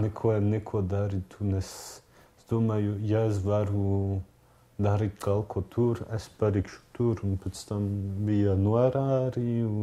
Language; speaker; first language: Latvian; non-native, learner; French